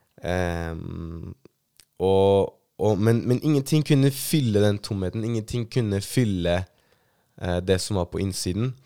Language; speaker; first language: Norwegian; native; Norwegian